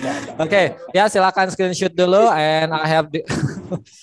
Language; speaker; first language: English; non-native, learner; Indonesian